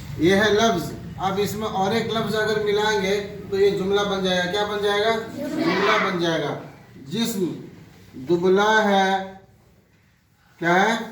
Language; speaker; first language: Hindi; non-native, local second language; Urdu